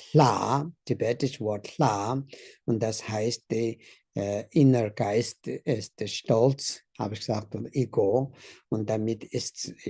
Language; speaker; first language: German; non-native, learner; Tibetan